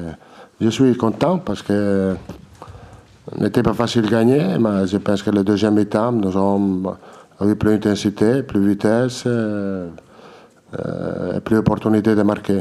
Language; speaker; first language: French; non-native, learner; Italian